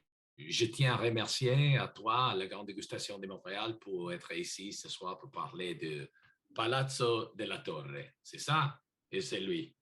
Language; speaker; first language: French; non-native, learner; English